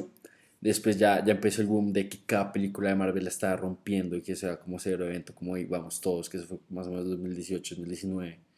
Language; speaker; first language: Spanish; native; Spanish